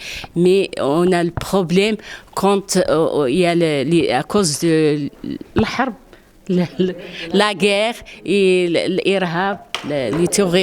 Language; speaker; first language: French; non-native, learner; Arabic